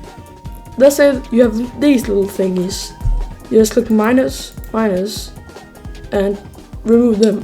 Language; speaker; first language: English; native; English